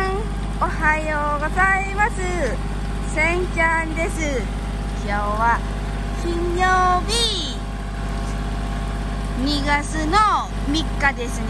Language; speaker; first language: Japanese; non-native, learner; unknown